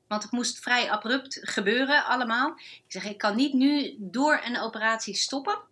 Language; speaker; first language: Dutch; non-native, fluent; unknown